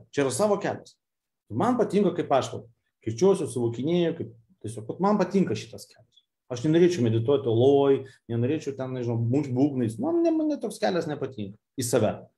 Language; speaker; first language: Lithuanian; non-native, local second language; Russian